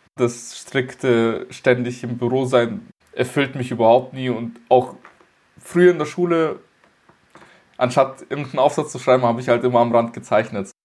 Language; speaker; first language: German; early bilingual, other home language; Russian